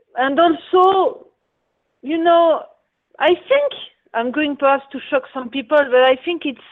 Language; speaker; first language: English; non-native, fluent; French